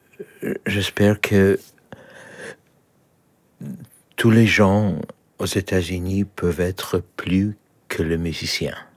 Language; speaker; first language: French; non-native, learner; Polish